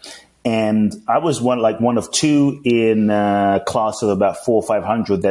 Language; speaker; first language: English; native; English